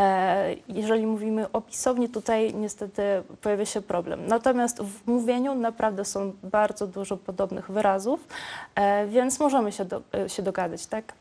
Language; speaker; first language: Polish; non-native, local second language; Ukrainian